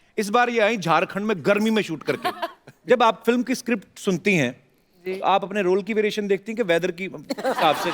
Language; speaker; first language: Hindi; non-native, local second language; Punjabi